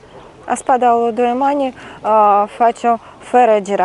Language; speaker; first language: Italian; non-native, learner; Russian